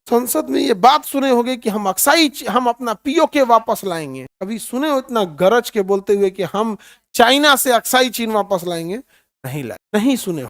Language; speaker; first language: Hindi; native; Hindi